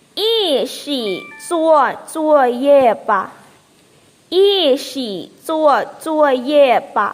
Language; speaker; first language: Chinese; non-native, fluent; Thai